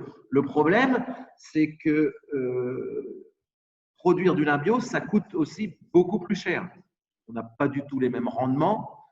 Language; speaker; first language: French; native; French